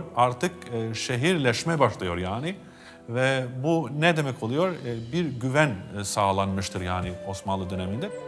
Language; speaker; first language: Turkish; non-native, fluent; Albanian